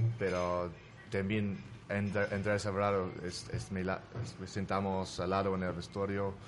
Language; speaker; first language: Spanish; non-native, fluent; English